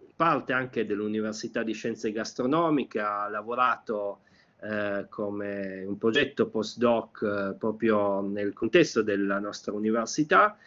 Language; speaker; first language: Italian; native; Italian